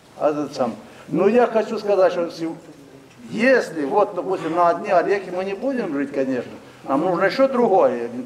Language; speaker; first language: Russian; non-native, local second language; Ukrainian